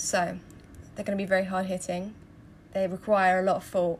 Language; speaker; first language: English; native; English